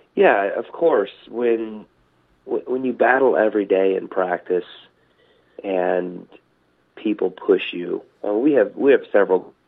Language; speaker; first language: English; native; English